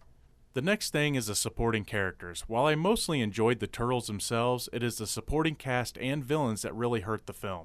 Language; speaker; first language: English; native; English